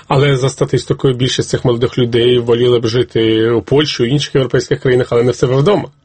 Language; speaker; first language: Ukrainian; native; Ukrainian